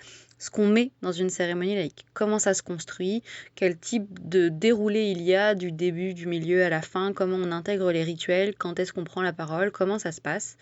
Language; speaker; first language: French; native; French